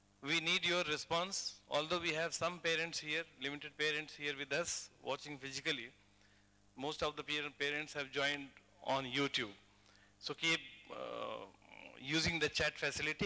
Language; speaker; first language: English; non-native, local second language; Hindi